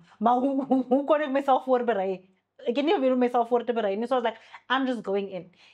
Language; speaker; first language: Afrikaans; non-native, local second language; Xhosa